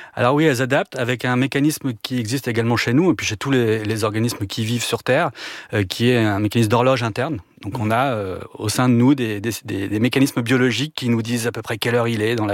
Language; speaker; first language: French; native; French